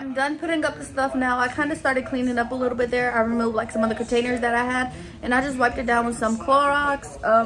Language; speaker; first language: English; early bilingual, other home language; Spanish